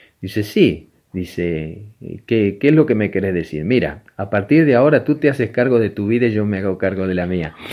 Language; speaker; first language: Spanish; native; Spanish